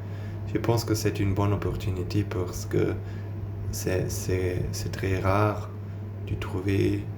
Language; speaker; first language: French; non-native, learner; German